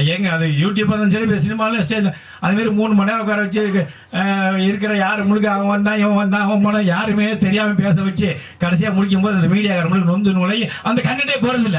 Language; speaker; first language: Tamil; native; Tamil